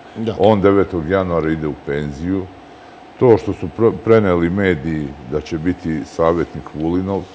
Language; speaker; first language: Serbian; native; Serbian